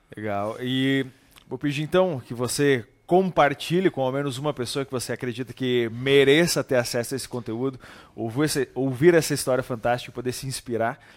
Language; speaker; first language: Portuguese; native; Portuguese